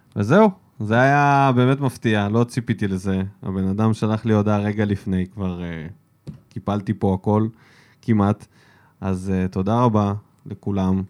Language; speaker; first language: Hebrew; early bilingual, other home language; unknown